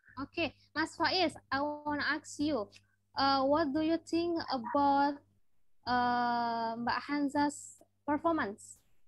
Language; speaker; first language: English; non-native, fluent; Indonesian